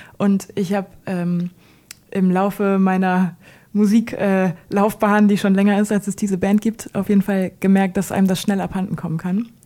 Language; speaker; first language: German; native; German